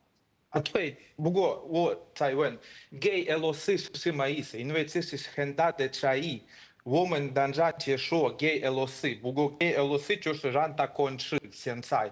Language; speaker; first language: Chinese; non-native, fluent; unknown